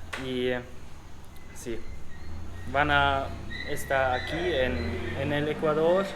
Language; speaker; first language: Spanish; non-native, learner; German